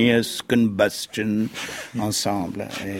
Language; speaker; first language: French; non-native, fluent; English